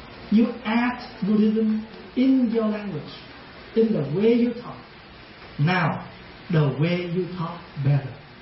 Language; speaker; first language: English; early bilingual, other home language; Vietnamese